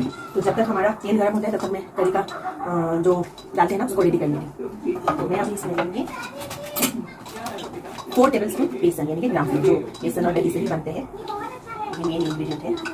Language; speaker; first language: Hindi; native; Hindi